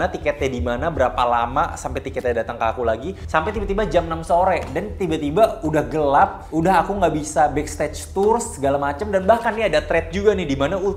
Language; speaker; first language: Indonesian; native; Indonesian